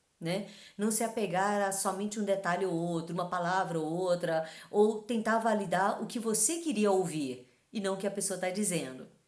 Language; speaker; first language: Portuguese; early bilingual, other home language; Chinese